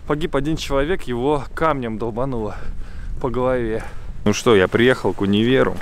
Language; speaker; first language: Russian; native; Russian